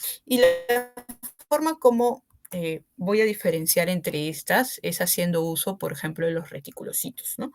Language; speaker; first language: Spanish; native; Spanish